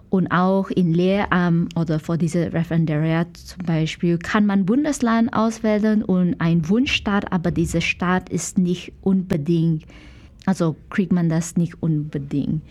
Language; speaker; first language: German; non-native, fluent; Chinese